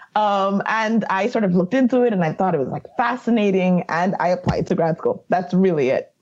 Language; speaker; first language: English; non-native, local second language; Yoruba